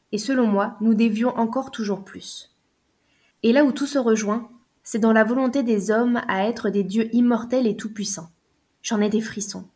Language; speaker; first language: French; native; French